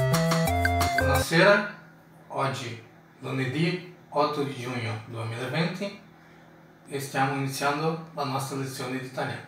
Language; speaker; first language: Italian; non-native, fluent; Portuguese